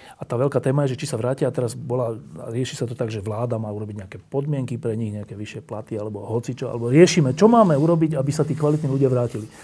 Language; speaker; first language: Slovak; native; Slovak